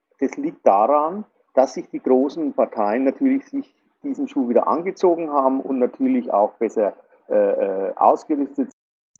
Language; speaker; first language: German; native; German